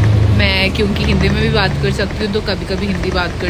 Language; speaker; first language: Hindi; non-native, local second language; Urdu